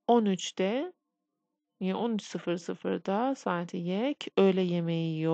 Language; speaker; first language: Turkish; non-native, fluent; Persian